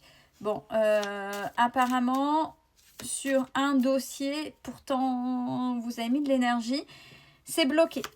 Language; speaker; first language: French; native; French